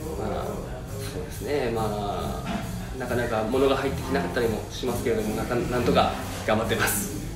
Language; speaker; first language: Japanese; native; Japanese